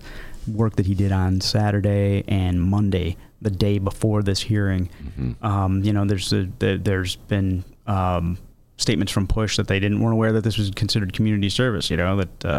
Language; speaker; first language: English; native; English